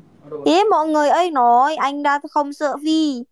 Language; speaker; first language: Vietnamese; non-native, learner; Indonesian